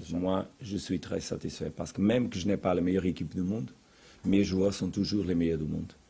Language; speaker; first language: French; non-native, fluent; Portuguese